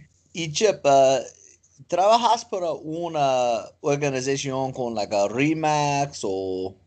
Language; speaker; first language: Spanish; non-native, learner; English